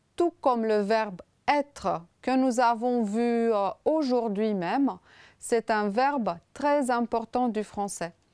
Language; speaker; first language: French; non-native, fluent; Romanian